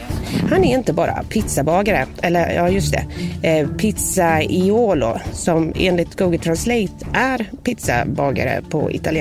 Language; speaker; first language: Swedish; native; Swedish